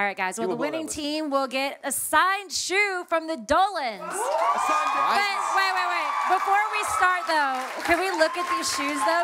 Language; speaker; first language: English; native; English